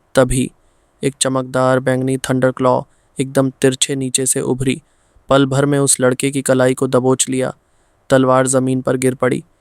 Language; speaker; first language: Hindi; non-native, fluent; Bangla